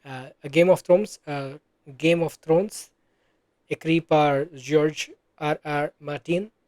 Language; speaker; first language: French; non-native, learner; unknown